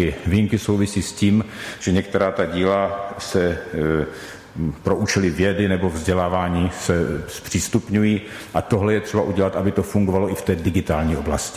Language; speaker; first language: Czech; native; Czech